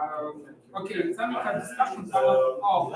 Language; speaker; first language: English; non-native, learner; Russian